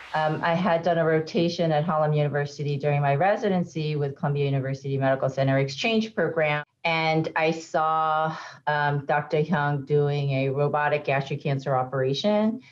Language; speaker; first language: English; native; English